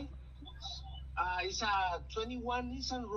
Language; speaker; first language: English; non-native, learner; Spanish